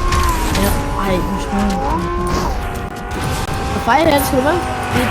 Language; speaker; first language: Danish; native; Danish